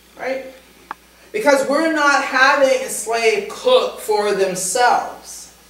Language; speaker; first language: English; native; English